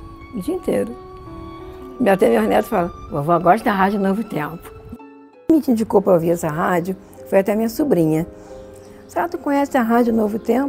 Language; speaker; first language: Portuguese; native; Portuguese